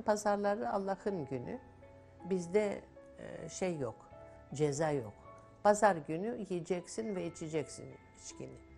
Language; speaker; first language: Turkish; non-native, local second language; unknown